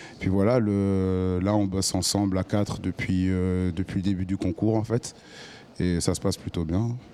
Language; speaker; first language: French; native; French